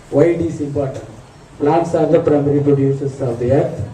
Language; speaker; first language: English; non-native, local second language; Tamil